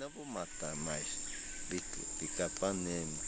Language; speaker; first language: Portuguese; non-native, local second language; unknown